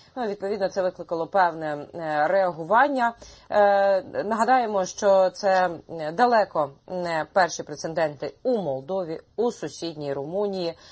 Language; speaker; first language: Ukrainian; native; Ukrainian